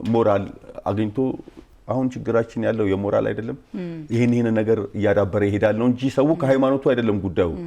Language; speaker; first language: Amharic; native; Amharic